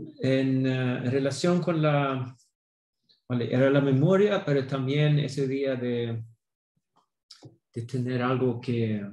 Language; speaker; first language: Spanish; non-native, fluent; Swedish